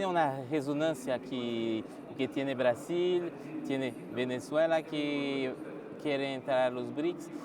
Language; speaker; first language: Spanish; non-native, learner; French